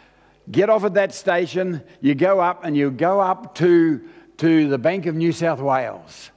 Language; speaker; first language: English; native; English